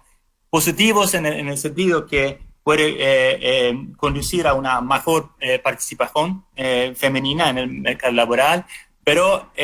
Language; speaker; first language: Spanish; non-native, fluent; Swedish